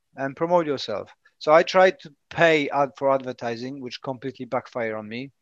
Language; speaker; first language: English; non-native, fluent; Polish